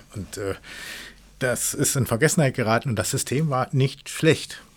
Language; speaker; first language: German; non-native, fluent; English